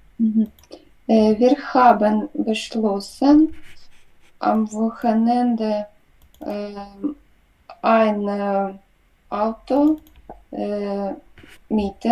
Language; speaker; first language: German; non-native, learner; Ukrainian